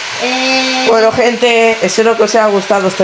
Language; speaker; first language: Spanish; native; Spanish